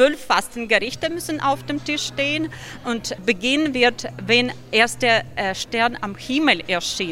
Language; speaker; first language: German; non-native, learner; Ukrainian